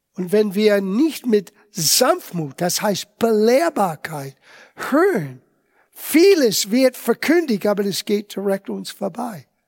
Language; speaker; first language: German; non-native, fluent; English